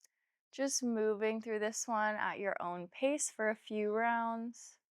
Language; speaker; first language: English; native; English